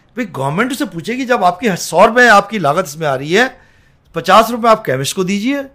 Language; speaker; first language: Hindi; native; Hindi